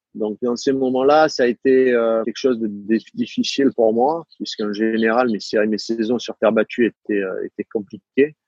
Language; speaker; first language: French; native; French